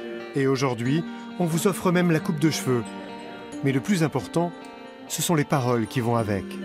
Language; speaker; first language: French; native; French